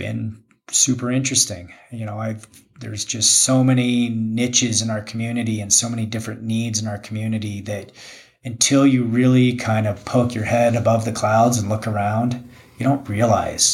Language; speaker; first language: English; native; English